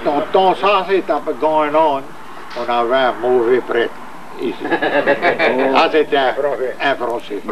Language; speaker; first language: French; native; French